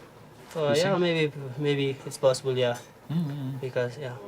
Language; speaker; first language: English; non-native, learner; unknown